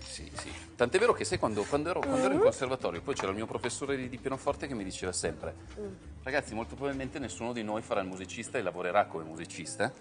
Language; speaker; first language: Italian; native; Italian